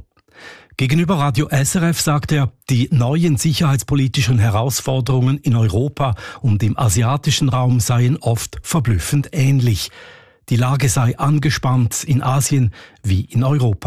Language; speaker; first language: German; native; German